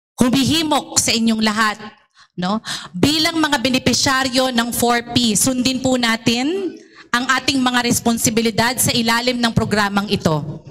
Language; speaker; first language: Filipino; native; Filipino